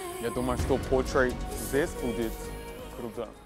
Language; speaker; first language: Russian; non-native, learner; English